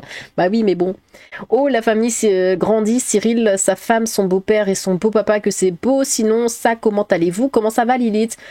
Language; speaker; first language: French; native; French